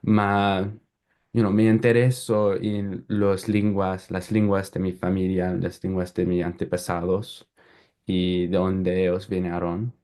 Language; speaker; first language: Spanish; non-native, learner; English